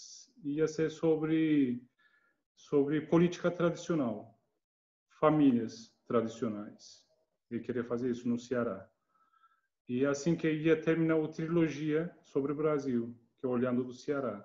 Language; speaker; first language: Portuguese; non-native, learner; Turkish